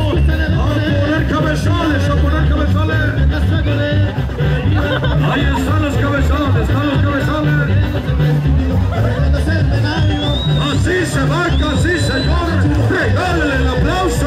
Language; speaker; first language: Spanish; native; Spanish